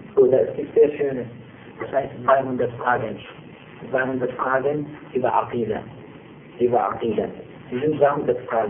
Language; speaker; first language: German; non-native, fluent; Arabic